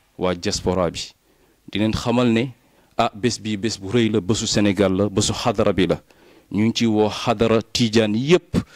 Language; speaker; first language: Wolof; native; Wolof